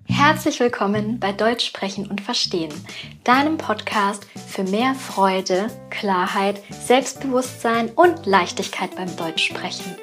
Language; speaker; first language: German; native; German